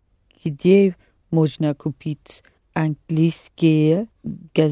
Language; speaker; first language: Russian; non-native, learner; English